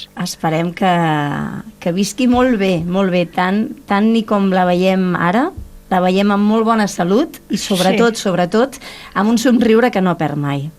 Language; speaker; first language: Catalan; native; Catalan